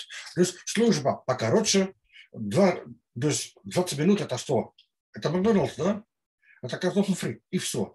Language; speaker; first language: Russian; non-native, fluent; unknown